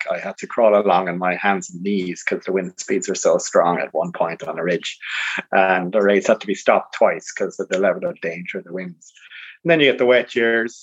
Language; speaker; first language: English; native; English